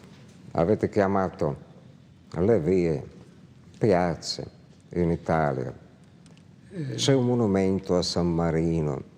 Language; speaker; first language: Italian; non-native, fluent; Russian